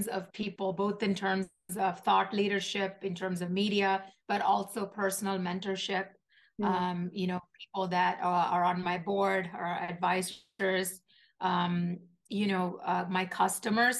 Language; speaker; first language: English; non-native, local second language; Malayalam